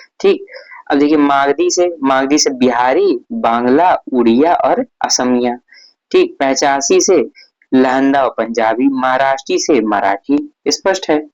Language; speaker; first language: Hindi; native; Hindi